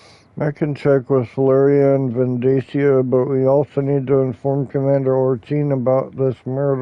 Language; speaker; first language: English; native; English